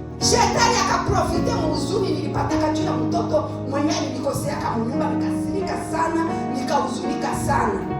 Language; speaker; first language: Swahili; native; Swahili